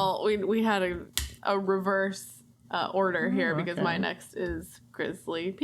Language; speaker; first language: English; native; English